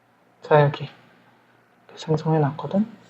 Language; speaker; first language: Korean; native; Korean